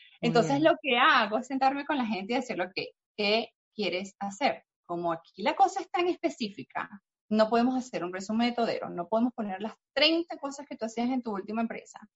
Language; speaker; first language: Spanish; native; Spanish